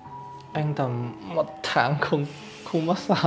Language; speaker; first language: Vietnamese; non-native, fluent; Chinese